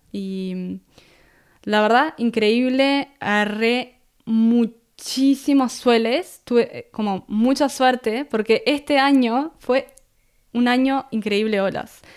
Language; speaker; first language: Spanish; native; Spanish